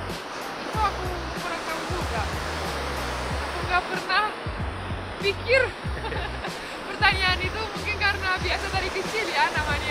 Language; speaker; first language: Indonesian; non-native, fluent; Romanian